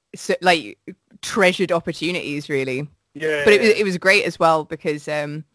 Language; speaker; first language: English; native; English